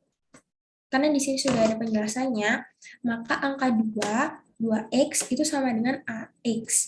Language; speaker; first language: Indonesian; native; Indonesian